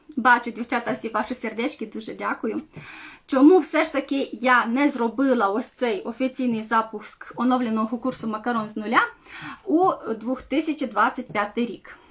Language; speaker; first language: Ukrainian; non-native, local second language; Romanian